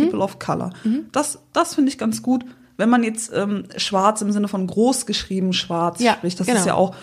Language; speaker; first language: German; native; German